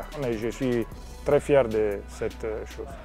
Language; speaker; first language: French; non-native, learner; Italian